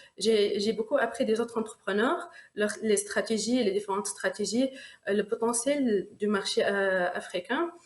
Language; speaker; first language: French; non-native, local second language; Arabic